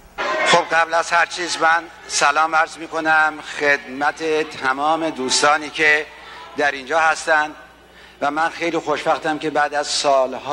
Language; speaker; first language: Persian; native; Persian